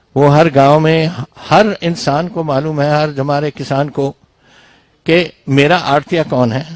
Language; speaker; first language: Hindi; non-native, local second language; Punjabi